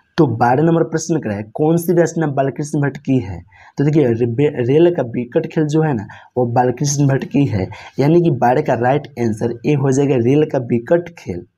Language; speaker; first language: Hindi; native; Hindi